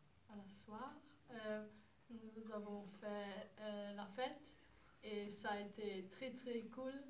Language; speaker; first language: French; non-native, learner; German